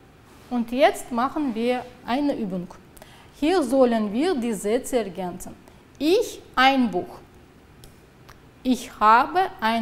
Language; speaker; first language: German; non-native, fluent; Uzbek